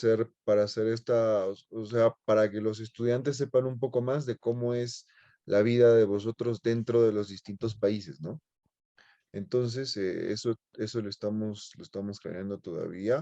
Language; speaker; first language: Spanish; native; Spanish